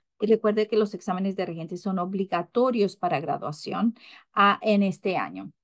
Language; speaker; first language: Spanish; early bilingual, heritage; English